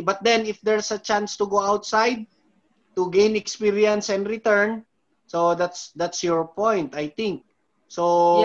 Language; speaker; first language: English; non-native, local second language; Filipino